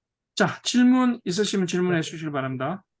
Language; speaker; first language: Korean; native; Korean